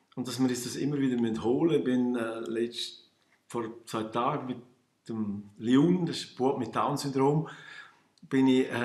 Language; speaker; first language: German; native; German